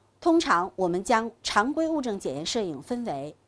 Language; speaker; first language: Chinese; native; Chinese